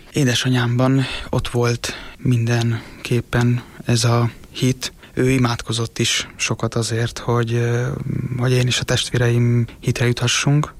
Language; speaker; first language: Hungarian; native; Hungarian